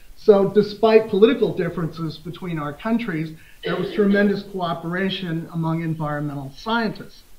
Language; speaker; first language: English; native; English